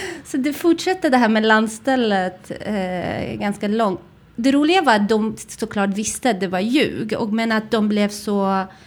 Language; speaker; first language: Swedish; non-native, fluent; Central Kurdish